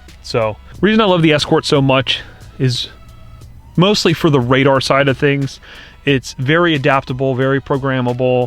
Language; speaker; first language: English; native; English